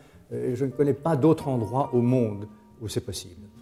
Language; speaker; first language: French; native; French